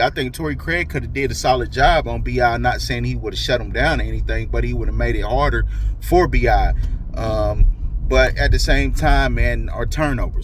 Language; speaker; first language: English; native; English